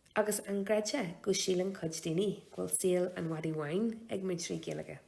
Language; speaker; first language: Irish; non-native, local second language; English